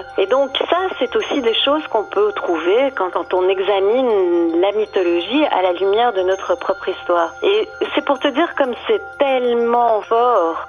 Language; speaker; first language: French; native; French